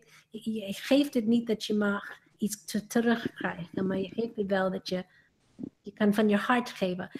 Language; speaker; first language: Dutch; non-native, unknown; English